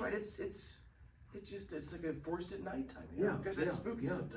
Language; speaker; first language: English; native; English